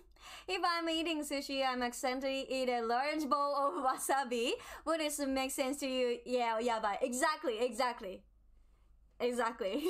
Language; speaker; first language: English; non-native, learner; Japanese